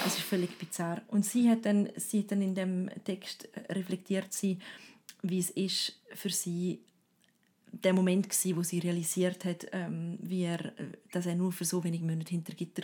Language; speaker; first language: German; native; German